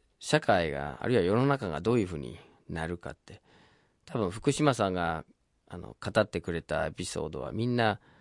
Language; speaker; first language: Japanese; non-native, fluent; English